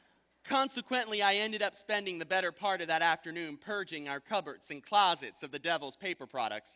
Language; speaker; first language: English; native; English